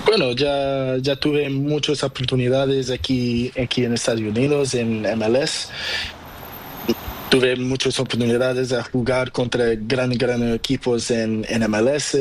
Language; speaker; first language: Spanish; non-native, learner; Portuguese